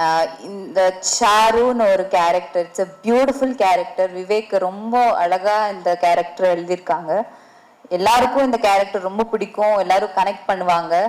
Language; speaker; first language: Tamil; early bilingual, heritage; Tamil